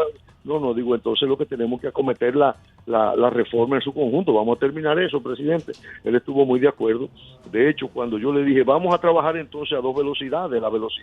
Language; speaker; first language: Spanish; native; Spanish